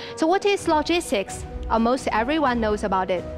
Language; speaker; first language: English; non-native, fluent; Chinese